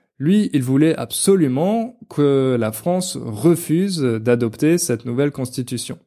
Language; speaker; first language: French; native; French